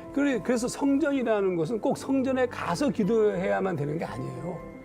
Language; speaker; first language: Korean; native; Korean